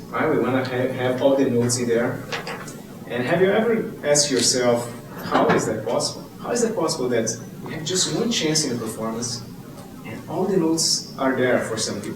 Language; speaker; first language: English; non-native, fluent; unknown